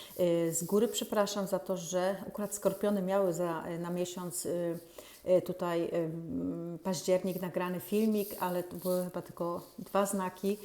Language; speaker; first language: Polish; native; Polish